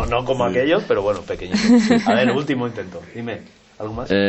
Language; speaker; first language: Spanish; native; Spanish